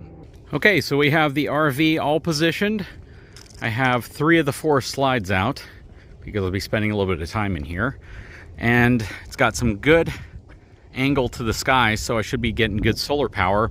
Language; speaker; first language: English; native; English